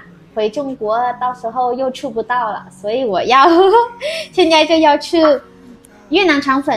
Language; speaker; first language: Chinese; non-native, fluent; Vietnamese